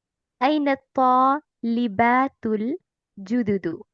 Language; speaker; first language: Arabic; non-native, learner; Urdu